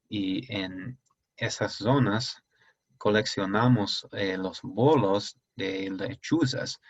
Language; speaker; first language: Spanish; non-native, fluent; English